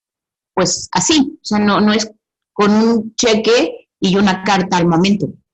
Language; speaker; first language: Spanish; native; Spanish